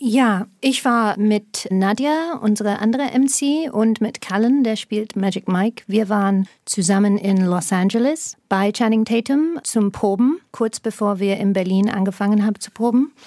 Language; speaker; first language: German; non-native, fluent; English